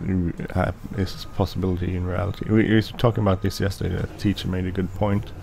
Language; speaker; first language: English; non-native, fluent; Swedish